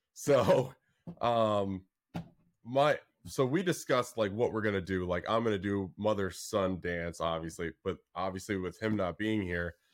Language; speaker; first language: English; native; English